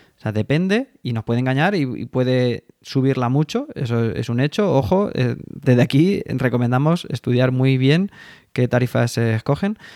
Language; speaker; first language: Spanish; native; Spanish